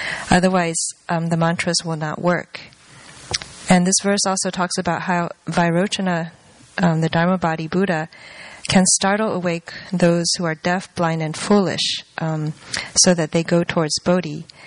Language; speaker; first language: English; early bilingual, other home language; Chinese